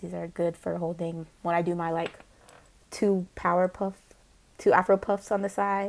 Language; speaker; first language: English; native; English